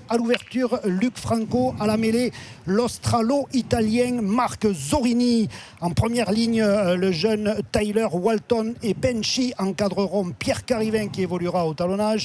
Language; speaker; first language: French; native; French